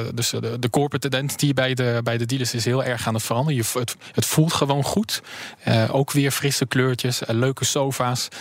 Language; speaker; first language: Dutch; early bilingual, heritage; Dutch